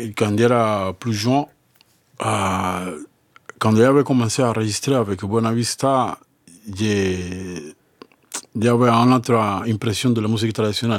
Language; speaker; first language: French; non-native, learner; Spanish